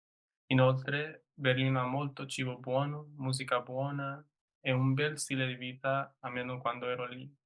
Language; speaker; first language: Italian; non-native, learner; English